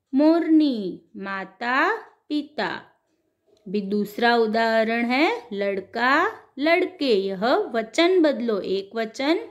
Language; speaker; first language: Hindi; non-native, local second language; Gujarati